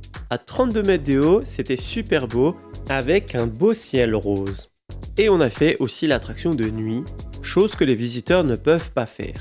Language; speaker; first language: French; native; French